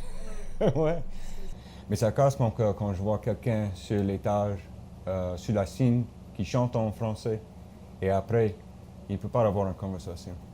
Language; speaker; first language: French; non-native, local second language; English